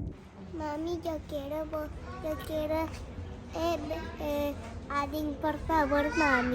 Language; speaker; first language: Spanish; early bilingual, other home language; Filipino